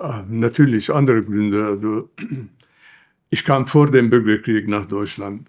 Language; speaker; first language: German; non-native, fluent; Arabic